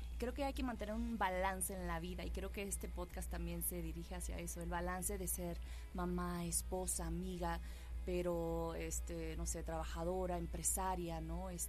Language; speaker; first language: Spanish; early bilingual, heritage; Spanish